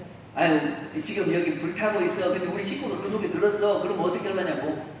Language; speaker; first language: Korean; native; Korean